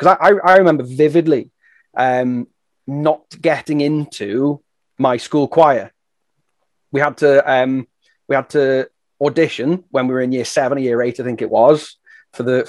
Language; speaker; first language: English; native; English